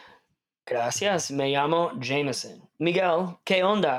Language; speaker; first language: Spanish; non-native, fluent; English